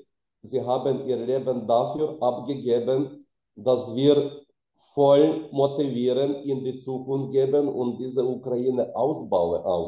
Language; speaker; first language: German; non-native, fluent; Ukrainian